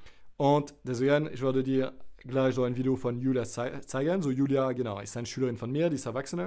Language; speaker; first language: German; non-native, fluent; French